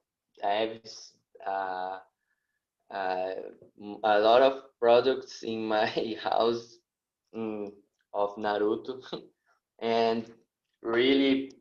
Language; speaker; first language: English; non-native, learner; Portuguese